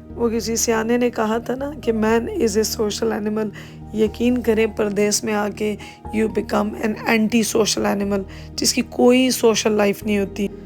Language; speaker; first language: Urdu; native; Urdu